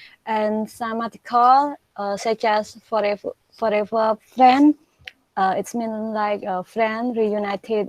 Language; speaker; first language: English; non-native, learner; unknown